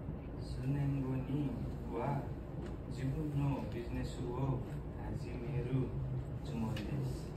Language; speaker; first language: Japanese; non-native, learner; Nepali